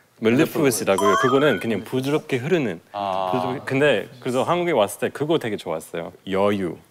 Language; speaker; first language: Korean; non-native, fluent; English